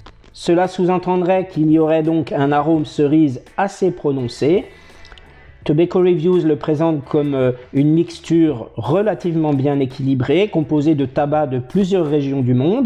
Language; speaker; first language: French; native; French